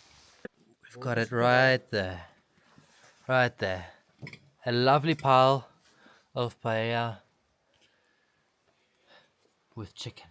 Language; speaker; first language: English; native; English